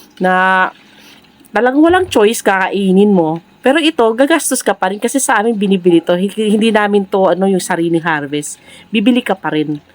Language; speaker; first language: Filipino; non-native, local second language; Cebuano